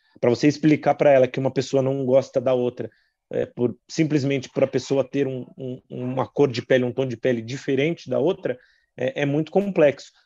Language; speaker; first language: Portuguese; native; Portuguese